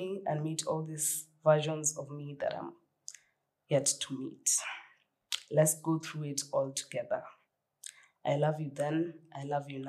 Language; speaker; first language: English; non-native, local second language; Swahili